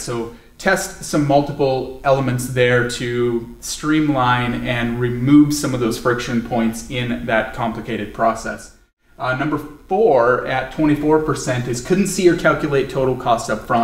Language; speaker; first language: English; native; English